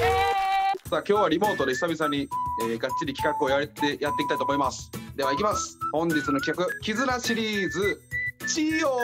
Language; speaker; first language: Japanese; native; Japanese